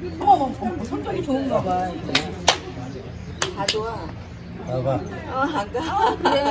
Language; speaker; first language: Korean; native; Korean